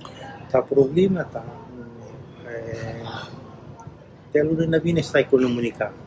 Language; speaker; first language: Greek; non-native, learner; Indonesian